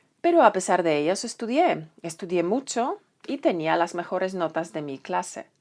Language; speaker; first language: Spanish; non-native, fluent; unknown